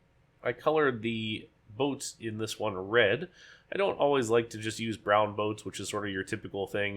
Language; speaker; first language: English; native; English